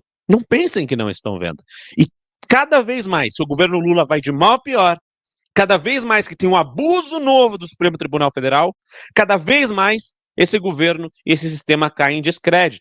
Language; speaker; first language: Portuguese; native; Portuguese